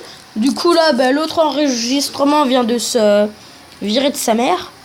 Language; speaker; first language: French; native; French